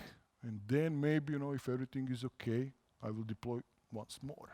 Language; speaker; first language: English; non-native, fluent; Croatian